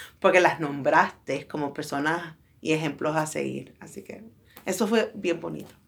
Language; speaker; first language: Spanish; early bilingual, heritage; Spanish